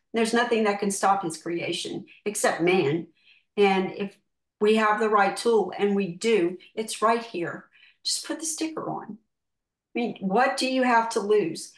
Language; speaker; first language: English; native; English